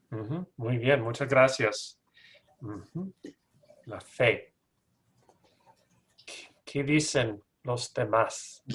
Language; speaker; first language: Spanish; non-native, learner; English